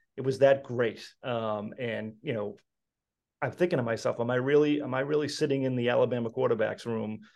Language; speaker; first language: English; native; English